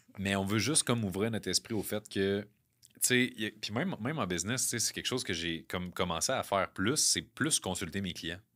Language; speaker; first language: French; native; French